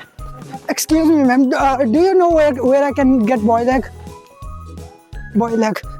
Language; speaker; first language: English; non-native, learner; Hindi